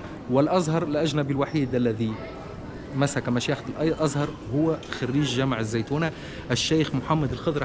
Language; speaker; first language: Arabic; native; Arabic